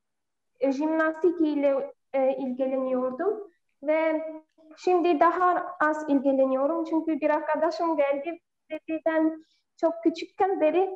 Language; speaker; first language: Turkish; non-native, fluent; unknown